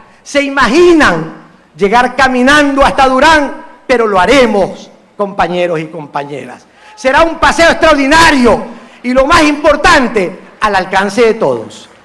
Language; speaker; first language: Spanish; native; Spanish